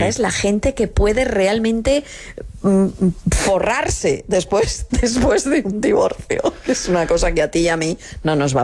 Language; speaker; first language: Spanish; native; Spanish